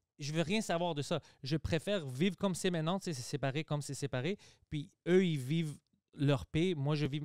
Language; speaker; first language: French; early bilingual, other home language; Greek